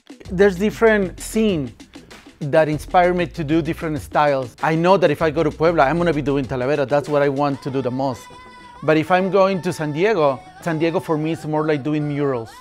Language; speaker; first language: English; non-native, fluent; Spanish